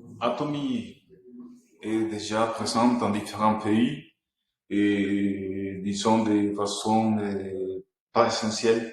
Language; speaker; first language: French; non-native, fluent; Spanish